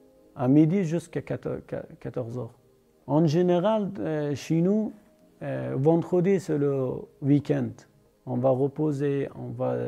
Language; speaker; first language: French; non-native, learner; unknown